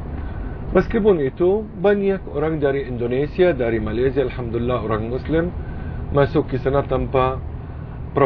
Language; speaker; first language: Indonesian; non-native, fluent; Arabic